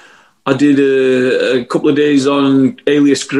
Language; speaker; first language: English; native; English